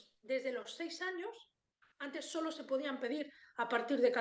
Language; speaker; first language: Spanish; native; Spanish